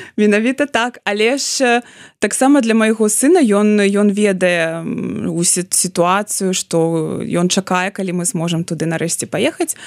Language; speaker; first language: Belarusian; non-native, local second language; Russian